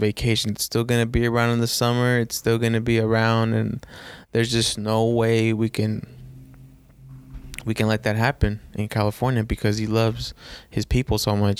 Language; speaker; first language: English; early bilingual, other home language; Spanish